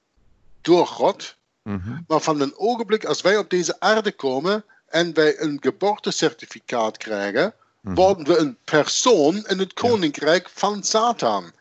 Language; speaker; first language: Dutch; native; Dutch